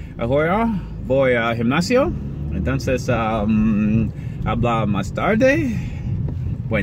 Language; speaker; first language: Spanish; non-native, learner; English